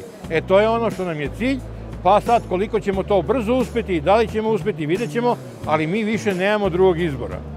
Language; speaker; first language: Serbian; native; Serbian